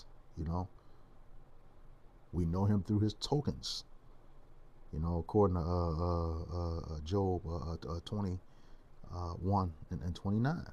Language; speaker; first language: English; native; English